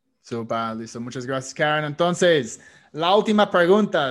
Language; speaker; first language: Spanish; non-native, fluent; English